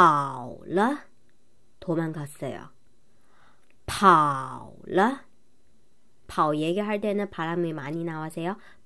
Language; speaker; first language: Korean; non-native, fluent; Chinese